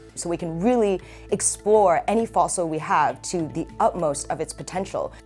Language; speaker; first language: English; native; English